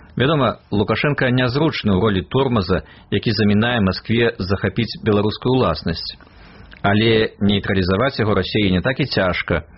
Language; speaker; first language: Belarusian; native; Belarusian